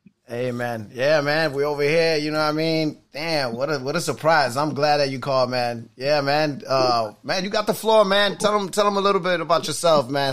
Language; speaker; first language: English; native; English